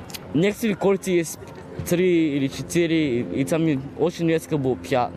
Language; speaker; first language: Russian; early bilingual, heritage; Russian